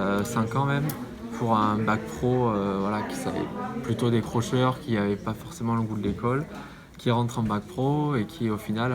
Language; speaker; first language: French; native; French